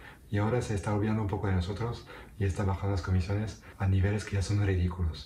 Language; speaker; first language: Spanish; non-native, fluent; French